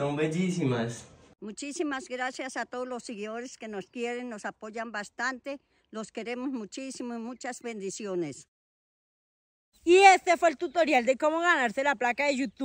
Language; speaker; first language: Spanish; native; Spanish